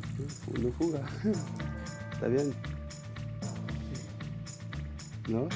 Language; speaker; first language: Spanish; non-native, learner; French